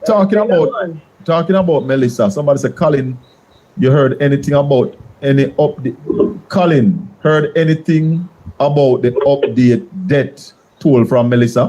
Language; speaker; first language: English; native; English